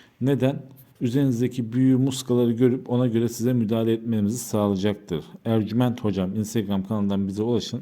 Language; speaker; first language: Turkish; native; Turkish